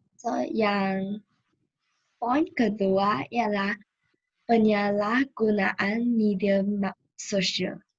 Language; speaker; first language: Malay; non-native, local second language; Chinese